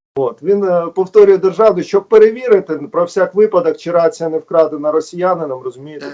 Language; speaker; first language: Ukrainian; non-native, local second language; Russian